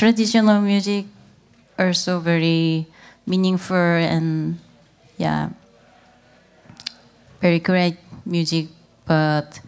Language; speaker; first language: English; non-native, learner; Korean